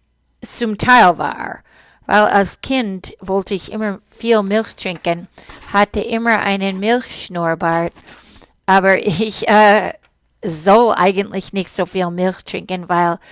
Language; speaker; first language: German; non-native, fluent; English